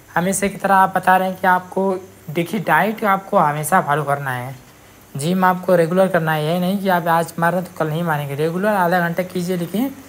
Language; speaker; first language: Hindi; native; Hindi